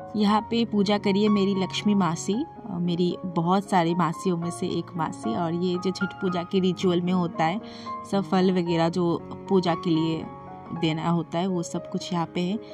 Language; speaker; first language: Hindi; non-native, local second language; Bangla